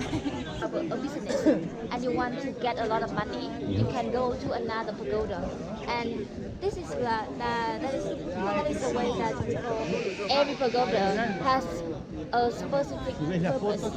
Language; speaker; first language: English; non-native, learner; Vietnamese